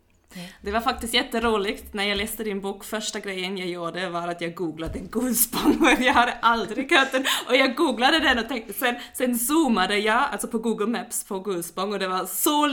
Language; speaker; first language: Swedish; non-native, fluent; German